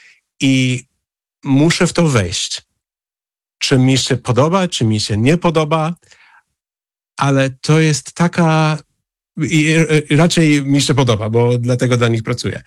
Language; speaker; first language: Polish; non-native, fluent; English